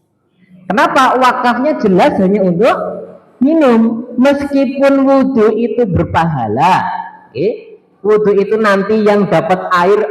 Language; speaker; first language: Indonesian; native; Indonesian